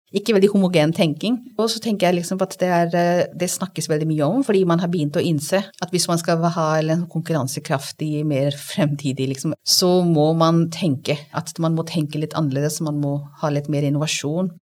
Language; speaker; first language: Norwegian; non-native, fluent; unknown